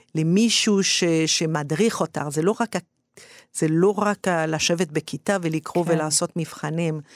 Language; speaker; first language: Hebrew; non-native, fluent; French